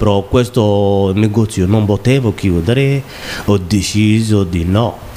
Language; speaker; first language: Italian; non-native, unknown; Somali